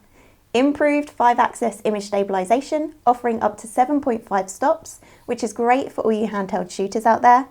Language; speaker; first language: English; native; English